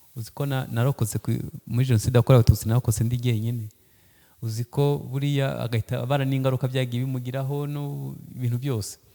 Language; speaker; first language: Kinyarwanda; early bilingual, heritage; Kinyarwanda